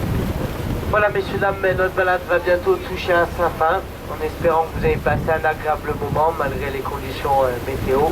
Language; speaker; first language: French; native; French